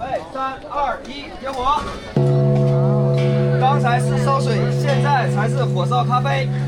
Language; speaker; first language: Chinese; native; Chinese